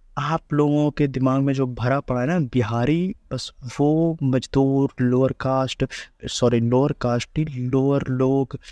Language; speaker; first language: Hindi; native; Hindi